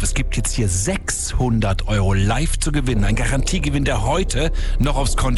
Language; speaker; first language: German; native; German